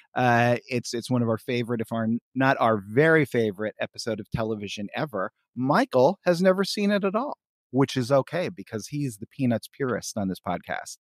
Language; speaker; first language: English; native; English